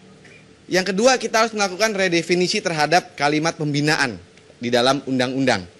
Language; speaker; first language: Indonesian; native; Indonesian